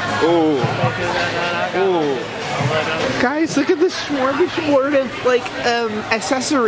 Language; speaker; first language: English; native; English